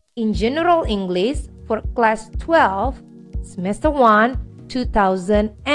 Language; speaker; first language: English; non-native, fluent; Indonesian